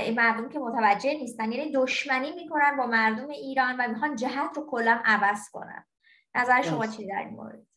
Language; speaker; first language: Persian; non-native, local second language; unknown